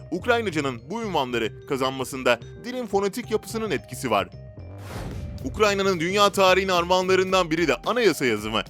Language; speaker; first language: Turkish; native; Turkish